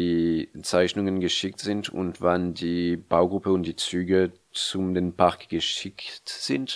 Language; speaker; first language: German; non-native, fluent; French